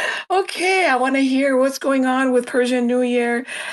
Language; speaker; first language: English; early bilingual, other home language; Persian